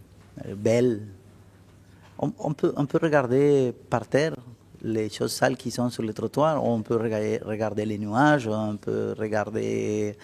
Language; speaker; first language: French; non-native, fluent; Spanish